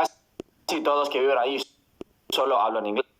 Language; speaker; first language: Spanish; non-native, fluent; English